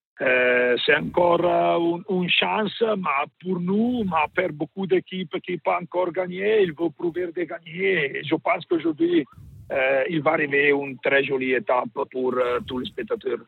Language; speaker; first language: French; non-native, learner; Italian